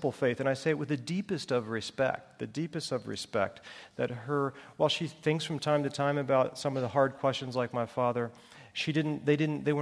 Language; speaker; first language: English; native; English